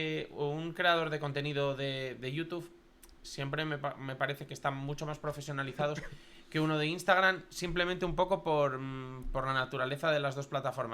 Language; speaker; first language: Spanish; native; Spanish